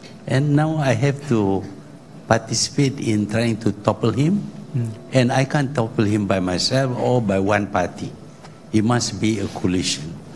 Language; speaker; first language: English; non-native, local second language; Malay